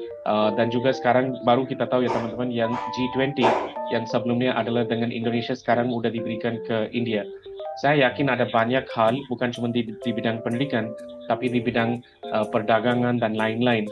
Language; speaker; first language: Indonesian; non-native, fluent; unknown